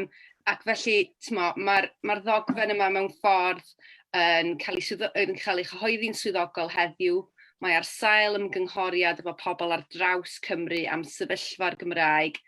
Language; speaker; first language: Welsh; native; Welsh